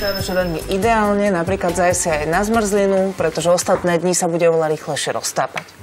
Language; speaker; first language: Slovak; native; Slovak